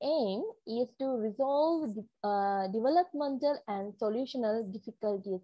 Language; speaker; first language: English; non-native, local second language; Sinhala